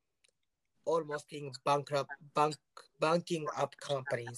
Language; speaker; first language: English; non-native, learner; Japanese